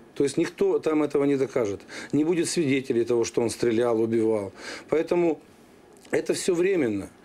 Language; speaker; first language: Russian; native; Russian